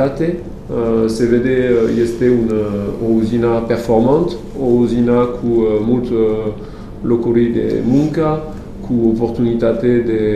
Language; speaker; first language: Romanian; non-native, learner; French